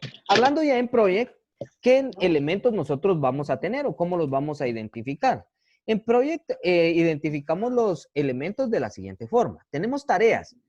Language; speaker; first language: Spanish; native; Spanish